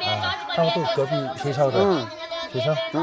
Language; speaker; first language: Chinese; non-native, fluent; Korean